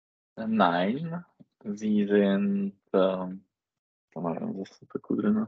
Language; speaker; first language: German; non-native, learner; Czech